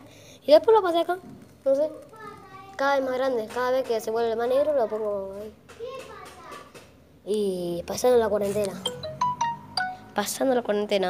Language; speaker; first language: Spanish; native; Spanish